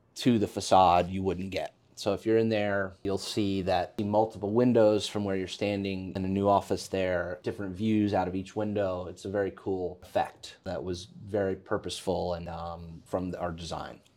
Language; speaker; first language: English; native; English